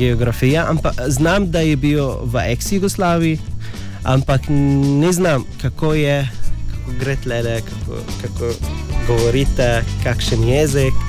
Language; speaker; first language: Slovenian; non-native, learner; Arabic